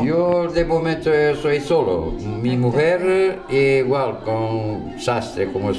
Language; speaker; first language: Spanish; non-native, learner; Romanian